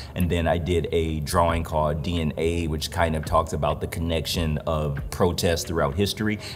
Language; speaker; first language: English; native; English